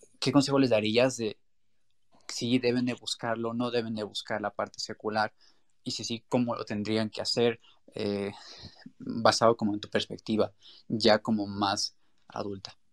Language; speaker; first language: Spanish; native; Spanish